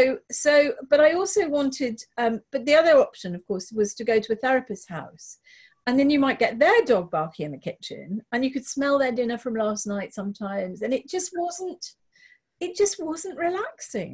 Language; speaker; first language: English; native; English